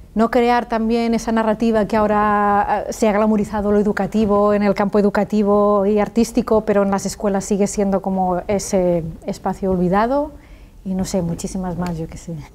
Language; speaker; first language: Spanish; native; Spanish